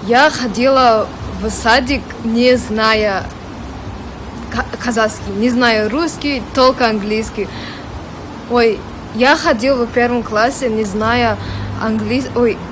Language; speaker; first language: Russian; non-native, local second language; English